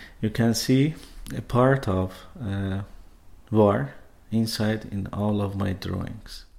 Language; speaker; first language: English; non-native, learner; Persian